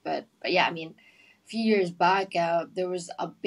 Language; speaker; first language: English; non-native, local second language; Filipino